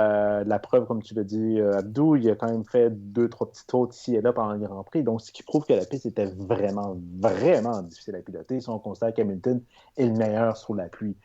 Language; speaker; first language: French; native; French